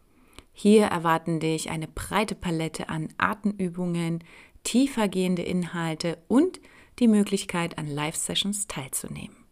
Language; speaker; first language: German; native; German